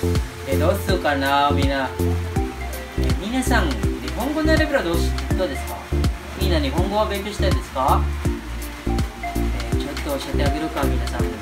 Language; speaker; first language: Japanese; non-native, learner; Filipino